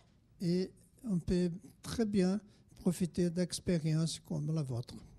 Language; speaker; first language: French; non-native, fluent; Portuguese